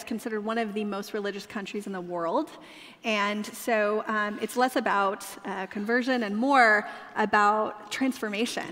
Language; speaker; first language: English; native; English